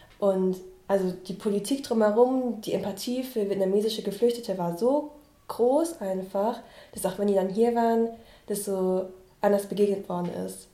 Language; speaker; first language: German; early bilingual, other home language; Vietnamese